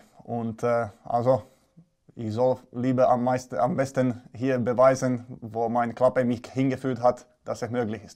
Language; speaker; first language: German; non-native, fluent; Finnish